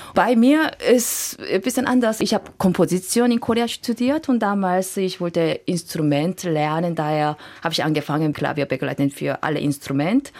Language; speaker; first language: German; non-native, fluent; Korean